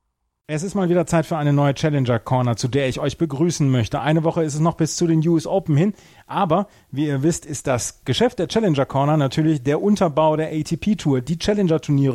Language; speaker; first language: German; native; German